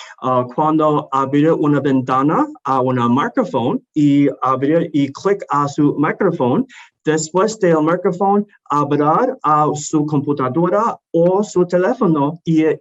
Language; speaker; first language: Spanish; non-native, learner; English